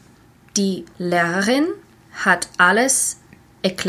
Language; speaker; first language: German; non-native, learner; English